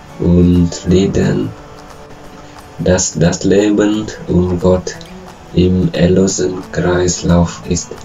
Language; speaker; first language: German; non-native, learner; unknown